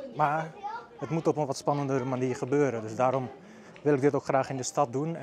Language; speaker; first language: Dutch; early bilingual, other home language; Bosnian